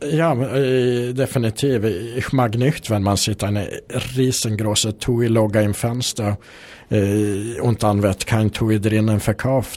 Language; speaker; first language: German; non-native, fluent; Swedish